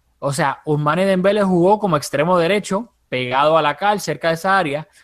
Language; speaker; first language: Spanish; early bilingual, heritage; Spanish